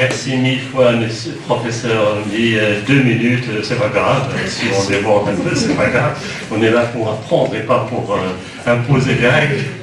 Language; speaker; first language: French; non-native, local second language; Arabic